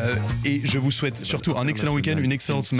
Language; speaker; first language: French; native; French